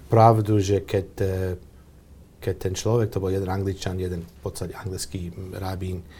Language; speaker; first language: Slovak; non-native, fluent; English